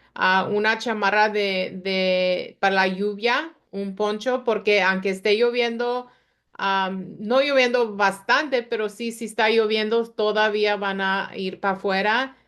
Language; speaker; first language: Spanish; early bilingual, other home language; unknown